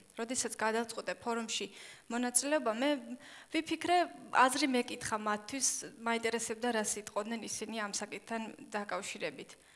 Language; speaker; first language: Georgian; non-native, local second language; Chechen